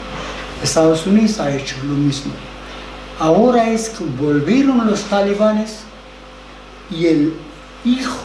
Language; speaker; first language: Spanish; non-native, learner; Persian